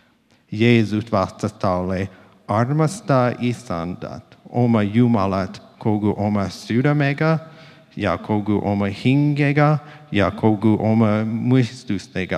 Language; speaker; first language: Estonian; non-native, learner; English